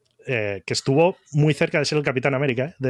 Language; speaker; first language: Spanish; native; Spanish